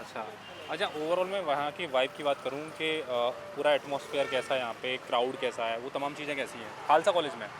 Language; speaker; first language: Hindi; native; Hindi